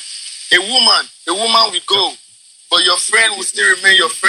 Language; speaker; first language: English; non-native, local second language; Yoruba